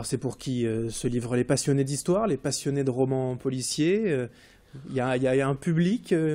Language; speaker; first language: French; native; French